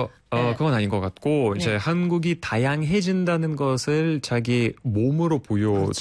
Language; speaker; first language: Korean; non-native, fluent; Russian